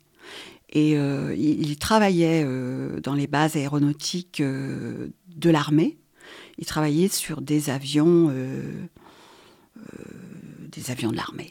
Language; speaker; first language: French; native; French